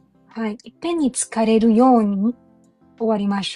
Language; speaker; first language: Japanese; non-native, learner; Filipino